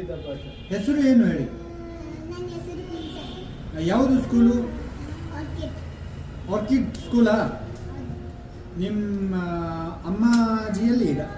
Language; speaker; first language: Kannada; non-native, local second language; Ladakhi